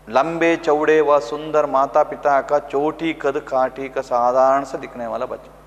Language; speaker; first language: Hindi; non-native, local second language; Kannada